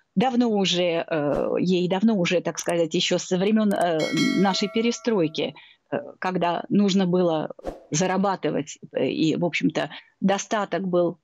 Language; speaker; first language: Russian; native; Russian